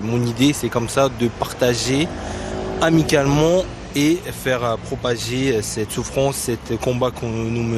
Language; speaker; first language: French; non-native, fluent; Tibetan